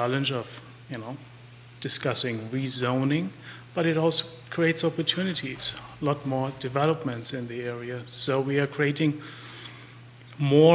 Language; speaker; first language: English; non-native, fluent; German